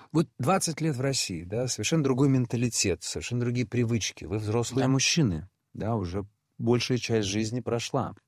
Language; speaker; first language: Russian; native; Russian